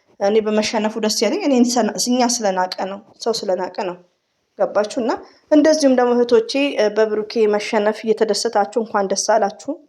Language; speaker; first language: Amharic; native; Amharic